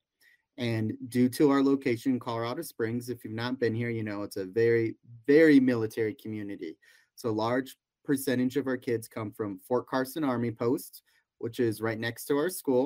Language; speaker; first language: English; native; English